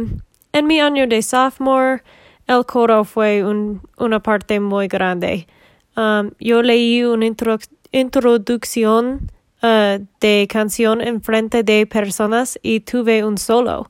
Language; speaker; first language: Spanish; non-native, learner; English